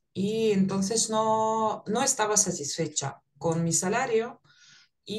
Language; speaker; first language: Spanish; non-native, fluent; Russian